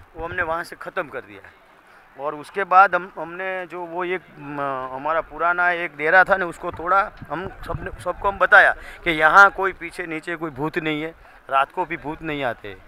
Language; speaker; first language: Hindi; non-native, local second language; Gujarati